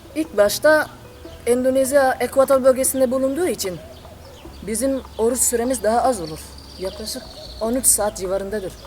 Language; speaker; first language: Turkish; non-native, fluent; Indonesian